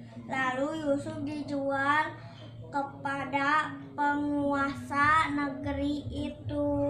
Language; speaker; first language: Indonesian; native; Indonesian